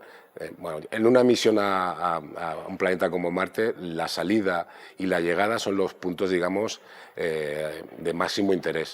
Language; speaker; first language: Spanish; native; Spanish